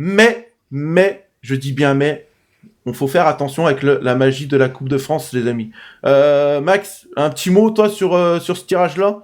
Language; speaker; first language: French; native; French